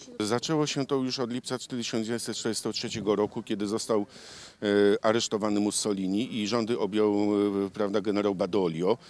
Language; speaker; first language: Polish; non-native, fluent; Italian